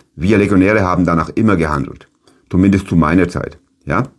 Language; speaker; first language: German; native; German